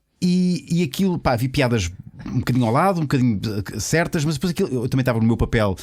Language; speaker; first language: Portuguese; native; Portuguese